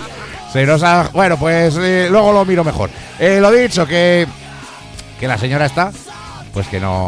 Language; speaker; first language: Spanish; native; Spanish